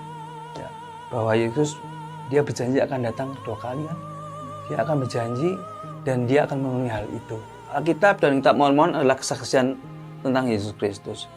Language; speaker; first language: Indonesian; native; Indonesian